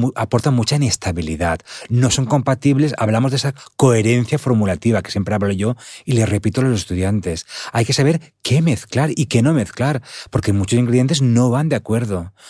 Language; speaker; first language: Spanish; native; Spanish